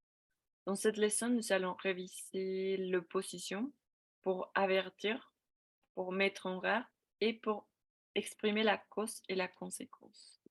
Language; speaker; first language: French; non-native, fluent; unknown